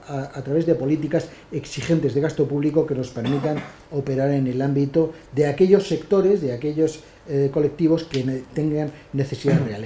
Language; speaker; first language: Spanish; native; Spanish